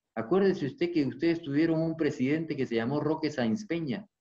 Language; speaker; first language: Spanish; native; Spanish